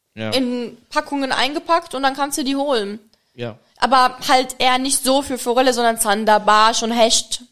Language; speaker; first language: German; non-native, fluent; Czech